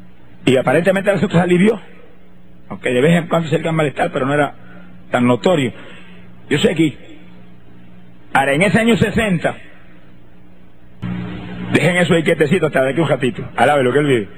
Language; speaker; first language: Spanish; native; Spanish